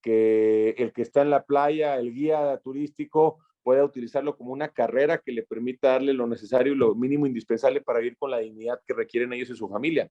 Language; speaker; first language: Spanish; native; Spanish